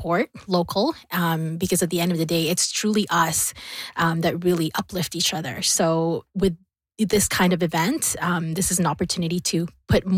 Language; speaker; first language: English; non-native, local second language; Bikol